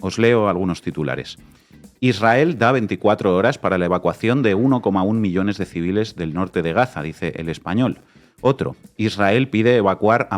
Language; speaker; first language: Spanish; native; Spanish